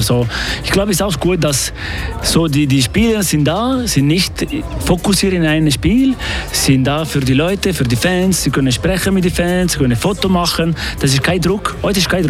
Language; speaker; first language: German; non-native, local second language; French